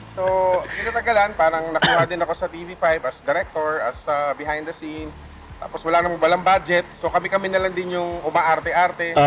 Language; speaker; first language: Filipino; non-native, local second language; Cebuano